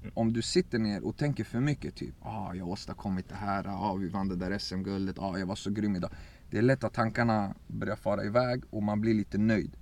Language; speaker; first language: Swedish; early bilingual, other home language; Kurdish